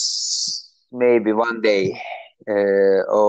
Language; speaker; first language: English; non-native, learner; Turkish